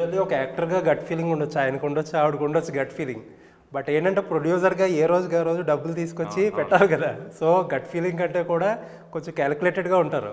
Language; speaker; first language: Telugu; native; Telugu